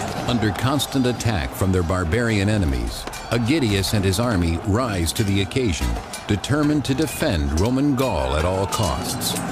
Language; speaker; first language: English; native; English